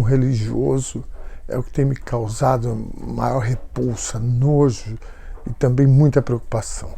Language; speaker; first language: Portuguese; native; Portuguese